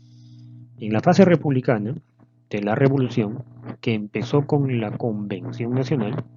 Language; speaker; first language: Spanish; native; Spanish